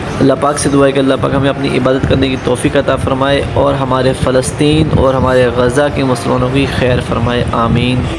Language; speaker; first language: Urdu; non-native, local second language; Punjabi